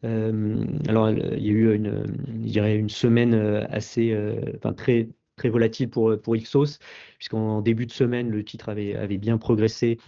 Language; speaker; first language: French; native; French